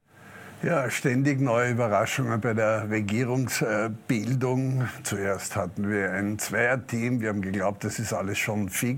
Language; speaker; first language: German; native; German